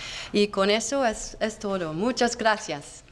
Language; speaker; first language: Spanish; non-native, learner; English